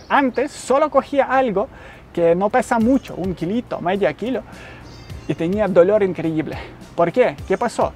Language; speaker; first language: Spanish; non-native, learner; Ukrainian